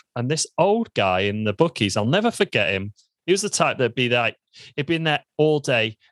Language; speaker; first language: English; native; English